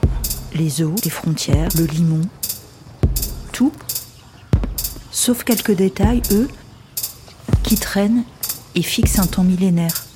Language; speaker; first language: French; native; French